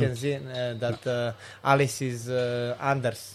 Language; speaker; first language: Dutch; non-native, learner; Serbian